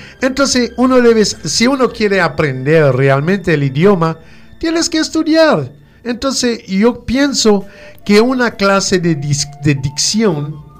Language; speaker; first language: Spanish; non-native, fluent; French